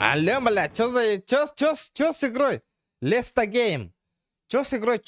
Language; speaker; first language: Russian; native; Russian